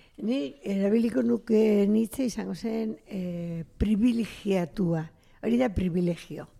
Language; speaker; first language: Basque; non-native, local second language; Spanish